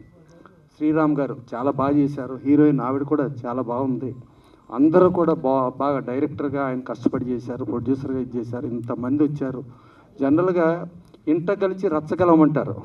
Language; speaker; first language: Telugu; native; Telugu